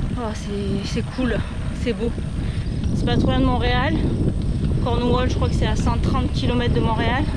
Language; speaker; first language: French; native; French